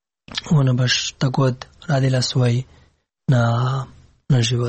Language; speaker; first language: Serbian; non-native, learner; Pashto